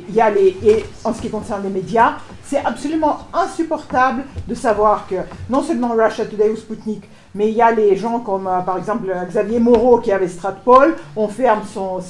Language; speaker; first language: French; non-native, fluent; Russian